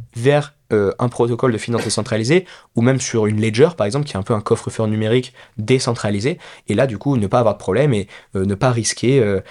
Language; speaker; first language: French; native; French